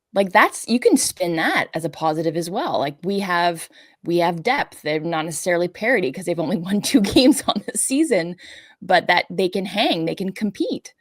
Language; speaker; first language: English; native; English